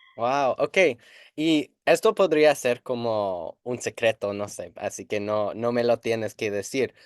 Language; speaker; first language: Spanish; non-native, fluent; English